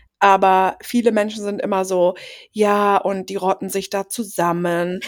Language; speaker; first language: German; native; German